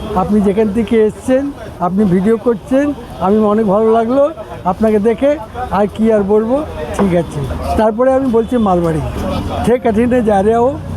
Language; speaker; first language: Bangla; non-native, local second language; Hindi